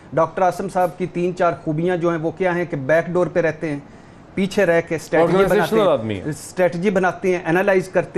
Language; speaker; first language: Urdu; native; Urdu